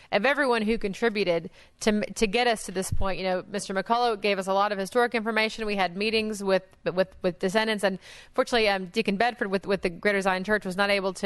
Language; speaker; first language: English; native; English